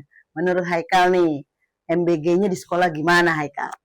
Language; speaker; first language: Indonesian; native; Indonesian